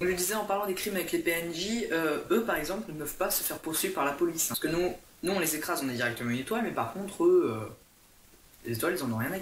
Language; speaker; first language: French; native; French